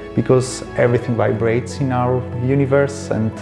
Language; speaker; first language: English; non-native, fluent; Greek